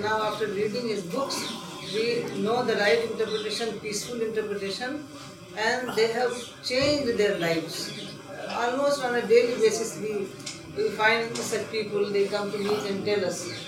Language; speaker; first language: English; non-native, local second language; Urdu